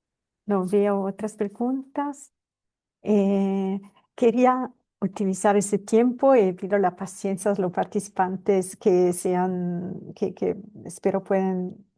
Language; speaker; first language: Spanish; non-native, fluent; Italian